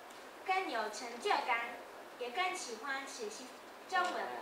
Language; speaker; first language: Chinese; non-native, fluent; Japanese